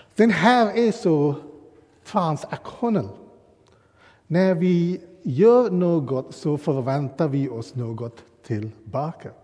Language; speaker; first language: Swedish; non-native, fluent; English